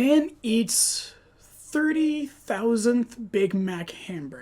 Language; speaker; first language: English; native; English